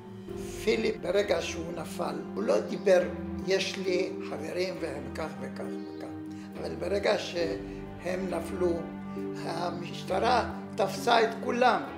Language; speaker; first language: Hebrew; non-native, fluent; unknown